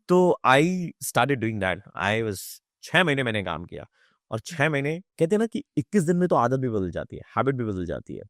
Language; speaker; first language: Hindi; native; Hindi